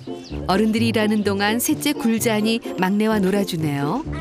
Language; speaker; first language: Korean; native; Korean